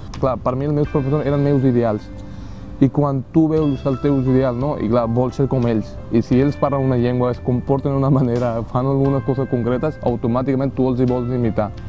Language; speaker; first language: Catalan; non-native, fluent; Urdu